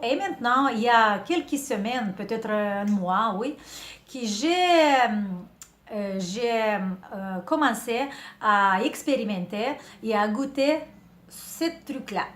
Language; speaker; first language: French; non-native, fluent; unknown